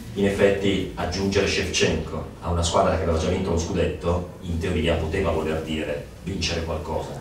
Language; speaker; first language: Italian; native; Italian